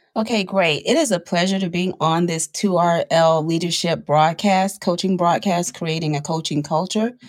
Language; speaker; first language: English; native; English